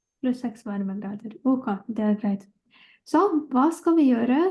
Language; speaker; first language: Norwegian; non-native, fluent; Lithuanian